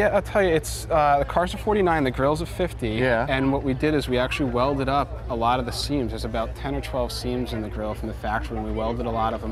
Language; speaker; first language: English; native; English